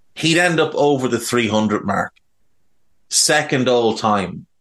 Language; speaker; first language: English; native; English